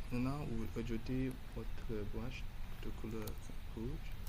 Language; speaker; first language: French; non-native, learner; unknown